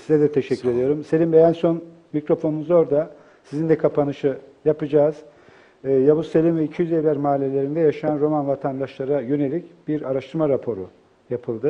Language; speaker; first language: Turkish; native; Turkish